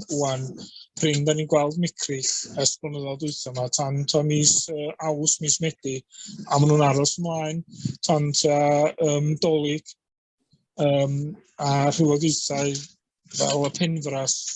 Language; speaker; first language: Welsh; native; Welsh